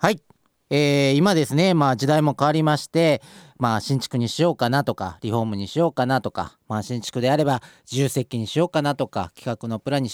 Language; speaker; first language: Japanese; native; Japanese